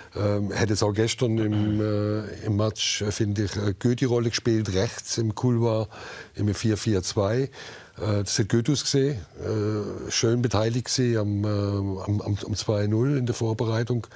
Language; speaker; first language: German; native; German